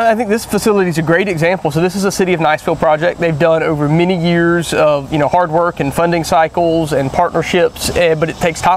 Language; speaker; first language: English; native; English